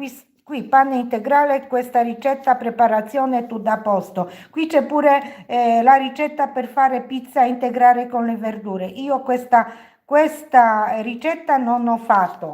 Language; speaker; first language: Italian; non-native, learner; Polish